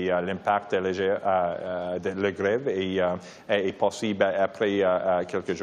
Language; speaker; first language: French; non-native, local second language; English